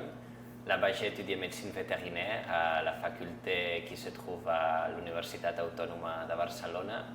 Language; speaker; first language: French; non-native, fluent; Catalan